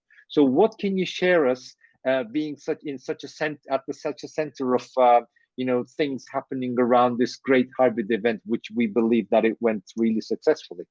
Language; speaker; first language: English; non-native, fluent; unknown